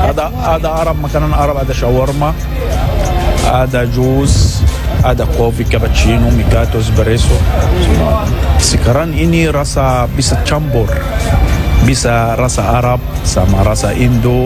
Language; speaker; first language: Indonesian; non-native, learner; Arabic